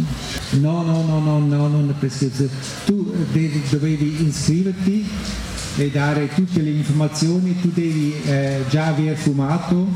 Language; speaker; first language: Italian; non-native, fluent; German